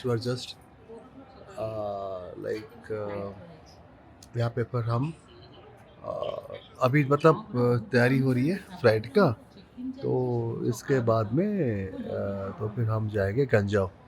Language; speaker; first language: Hindi; non-native, local second language; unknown